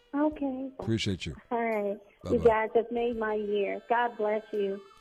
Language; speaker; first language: English; native; English